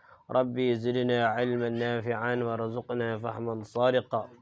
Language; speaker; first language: Arabic; non-native, fluent; Indonesian